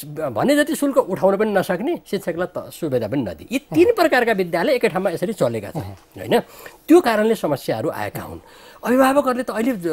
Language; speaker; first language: Nepali; native; Nepali